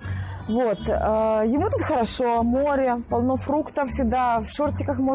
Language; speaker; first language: Russian; native; Russian